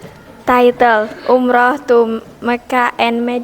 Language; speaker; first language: English; non-native, learner; Indonesian